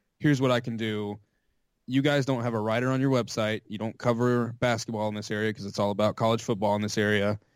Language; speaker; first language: English; native; English